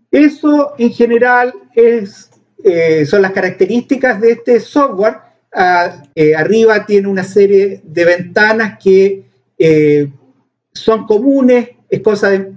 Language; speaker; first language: Spanish; native; Spanish